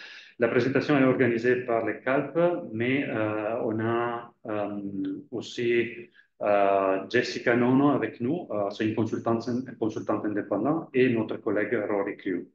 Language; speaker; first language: French; non-native, fluent; Italian